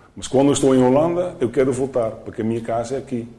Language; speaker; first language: Portuguese; non-native, learner; Dutch